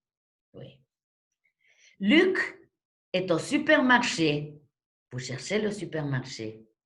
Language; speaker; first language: French; non-native, fluent; Spanish